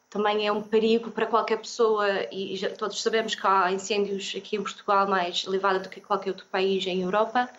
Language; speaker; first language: Portuguese; non-native, fluent; English